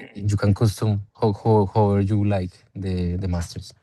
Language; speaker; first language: English; non-native, fluent; Spanish